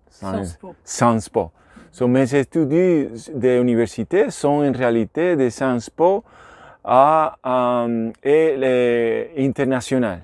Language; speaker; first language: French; non-native, learner; Spanish